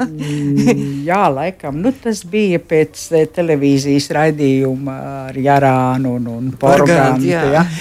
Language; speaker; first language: Latvian; native; Latvian